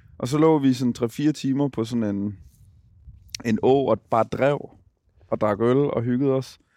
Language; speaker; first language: Danish; native; Danish